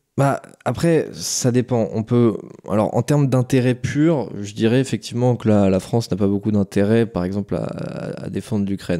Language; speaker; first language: French; native; French